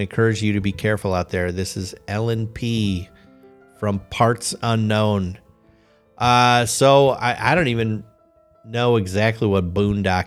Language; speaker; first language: English; native; English